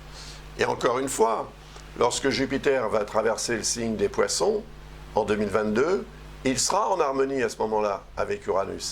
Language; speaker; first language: French; native; French